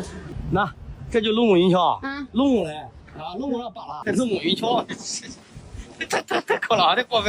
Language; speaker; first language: Chinese; native; Chinese